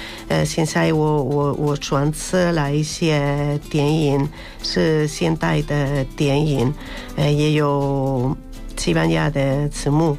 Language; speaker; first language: Chinese; non-native, fluent; Spanish